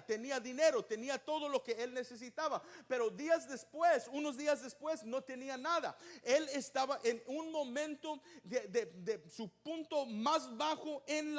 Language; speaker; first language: Spanish; early bilingual, heritage; Spanish